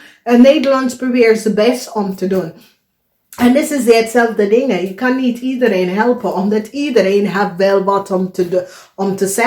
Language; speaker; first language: Dutch; non-native, fluent; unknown